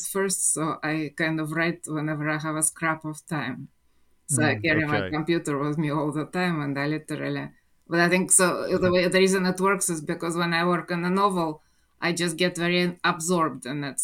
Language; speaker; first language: English; non-native, fluent; Russian